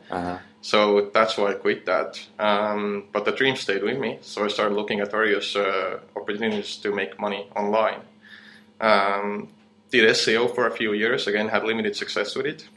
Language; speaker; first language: English; non-native, fluent; Estonian